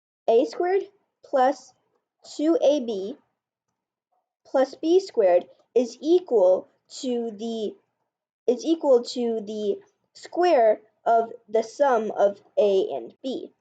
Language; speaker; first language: English; native; English